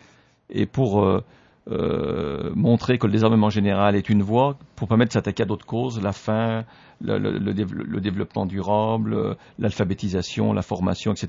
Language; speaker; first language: French; native; French